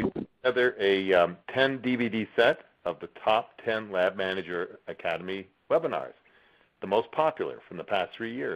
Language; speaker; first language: English; native; English